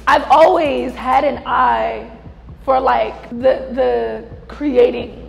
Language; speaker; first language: English; native; English